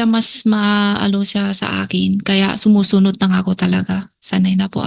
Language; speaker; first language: Filipino; non-native, learner; Chinese